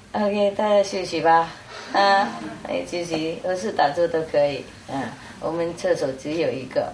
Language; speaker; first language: Chinese; non-native, fluent; Vietnamese